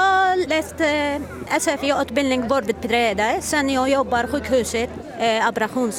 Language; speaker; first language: Swedish; non-native, learner; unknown